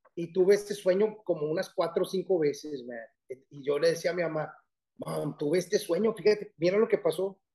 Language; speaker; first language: Spanish; early bilingual, heritage; Spanish